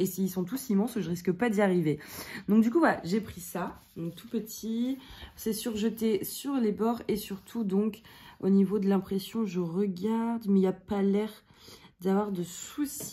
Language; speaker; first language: French; native; French